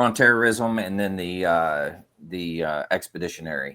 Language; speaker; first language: English; native; English